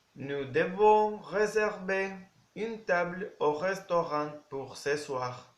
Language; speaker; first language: French; non-native, fluent; Spanish